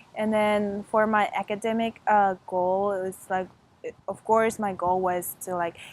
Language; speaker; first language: English; non-native, fluent; Mongolian